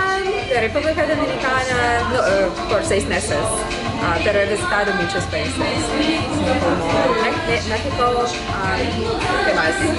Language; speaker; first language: Spanish; non-native, learner; Russian